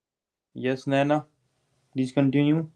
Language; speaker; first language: English; non-native, local second language; Hindi